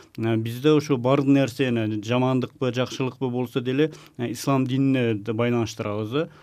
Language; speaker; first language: Kyrgyz; non-native, local second language; Uzbek